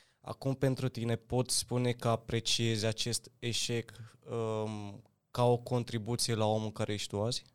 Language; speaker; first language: Romanian; native; Romanian